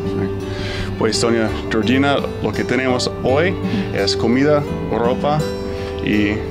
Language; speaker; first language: Spanish; non-native, fluent; English